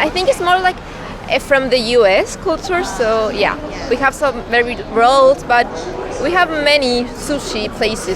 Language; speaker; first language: English; non-native, fluent; Spanish